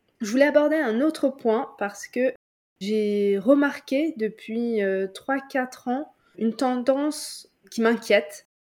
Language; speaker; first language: French; native; French